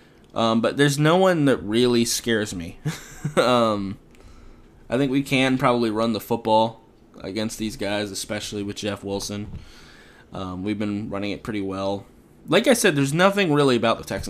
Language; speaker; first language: English; native; English